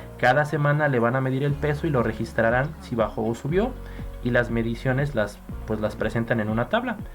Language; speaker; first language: Spanish; native; Spanish